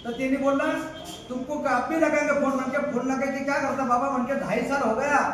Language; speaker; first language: Hindi; non-native, local second language; Marathi